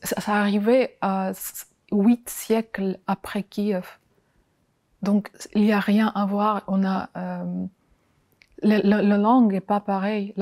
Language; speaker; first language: French; non-native, fluent; Ukrainian